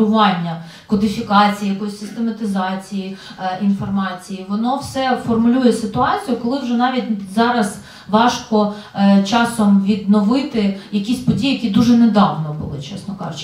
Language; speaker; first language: Ukrainian; native; Ukrainian